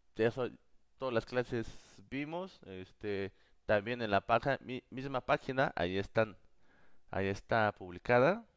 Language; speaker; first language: Spanish; non-native, fluent; Korean